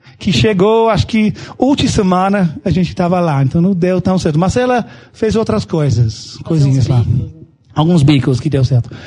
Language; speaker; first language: Portuguese; non-native, fluent; English